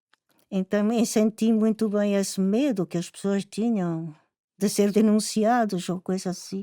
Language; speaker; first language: Portuguese; non-native, fluent; German